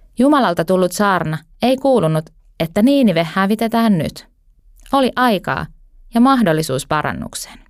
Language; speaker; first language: Finnish; native; Finnish